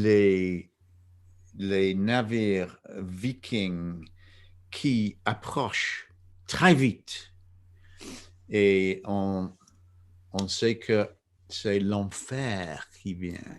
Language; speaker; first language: French; non-native, fluent; English